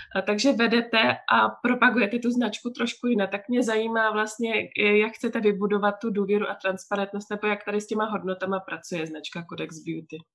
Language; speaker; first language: Czech; native; Czech